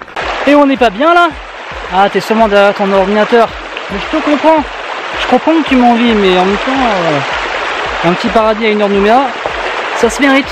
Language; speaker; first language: French; native; French